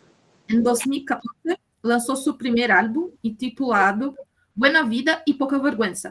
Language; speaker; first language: Spanish; non-native, learner; Portuguese